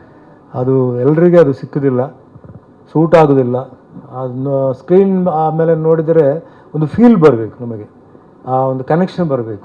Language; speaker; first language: Kannada; non-native, fluent; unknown